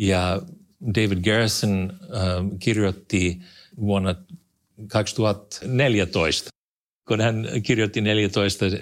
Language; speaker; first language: Finnish; non-native, fluent; English